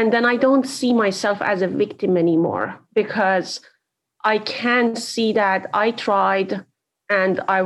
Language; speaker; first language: English; non-native, fluent; Persian